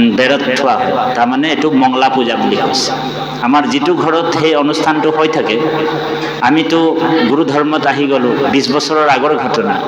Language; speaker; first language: Assamese; native; Assamese